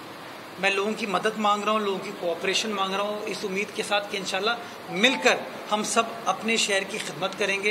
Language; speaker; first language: Urdu; native; Urdu